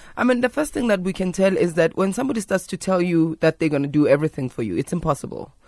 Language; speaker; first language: English; non-native, local second language; Zulu